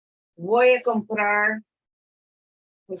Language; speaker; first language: Spanish; non-native, fluent; English